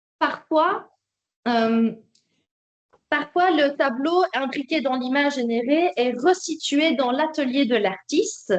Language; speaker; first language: French; native; French